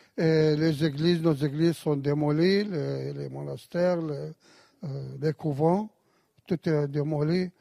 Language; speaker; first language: French; non-native, fluent; Arabic